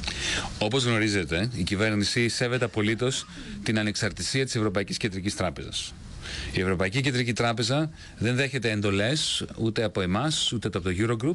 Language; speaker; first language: Greek; native; Greek